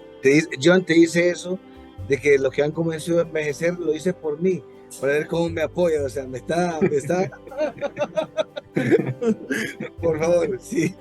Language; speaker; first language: Spanish; native; Spanish